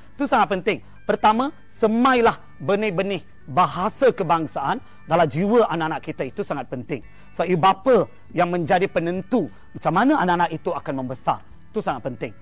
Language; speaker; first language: Malay; non-native, local second language; Tamil